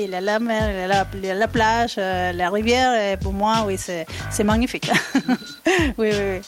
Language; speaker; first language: French; non-native, fluent; Spanish